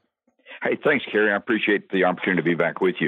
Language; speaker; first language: English; native; English